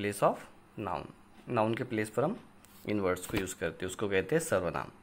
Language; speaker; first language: Hindi; non-native, local second language; Marathi